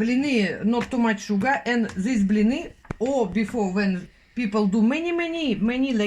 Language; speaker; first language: English; non-native, learner; Russian